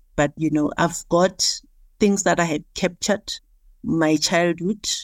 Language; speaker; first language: English; non-native, local second language; Southern Sotho